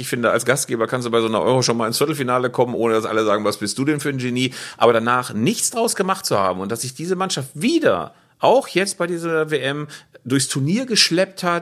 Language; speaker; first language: German; native; German